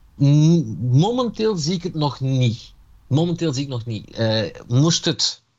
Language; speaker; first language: Dutch; native; Dutch